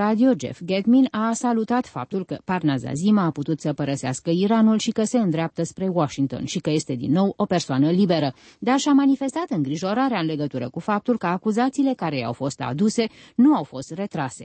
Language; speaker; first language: Romanian; native; Romanian